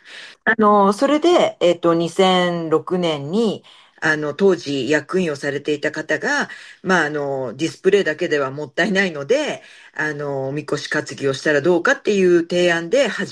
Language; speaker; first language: Japanese; native; Japanese